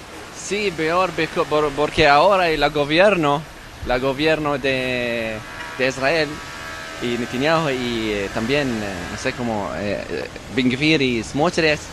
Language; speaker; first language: Spanish; non-native, learner; Arabic